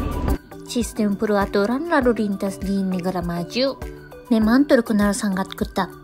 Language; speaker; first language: Indonesian; native; Indonesian